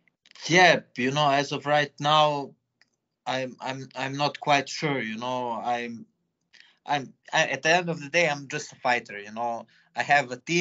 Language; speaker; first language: English; non-native, fluent; Serbian